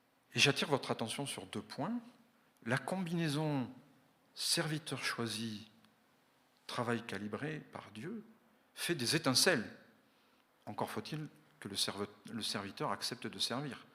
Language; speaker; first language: French; native; French